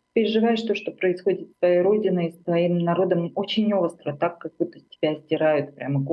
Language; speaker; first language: Russian; non-native, local second language; Armenian